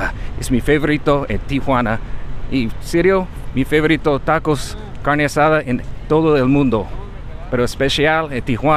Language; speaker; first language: Spanish; non-native, learner; English